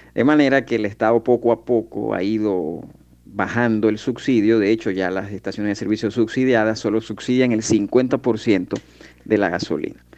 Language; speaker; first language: Spanish; native; Spanish